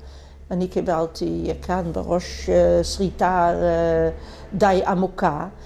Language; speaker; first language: Hebrew; non-native, fluent; Dutch